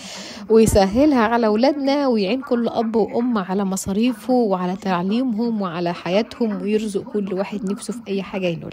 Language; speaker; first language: Arabic; native; Arabic